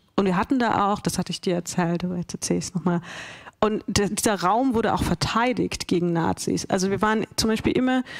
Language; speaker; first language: German; native; German